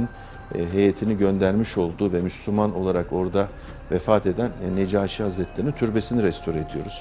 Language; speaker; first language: Turkish; native; Turkish